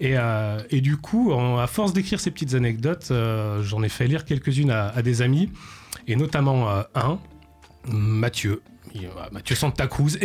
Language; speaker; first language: French; native; French